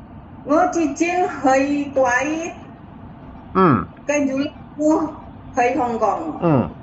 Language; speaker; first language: Cantonese; non-native, learner; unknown